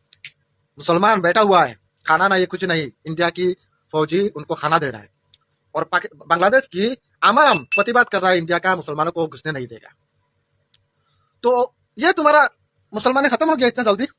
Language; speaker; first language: Hindi; non-native, local second language; Bangla